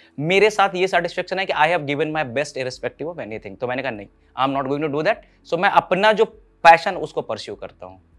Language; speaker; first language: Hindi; native; Hindi